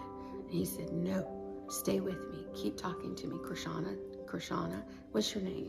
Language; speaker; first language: English; native; English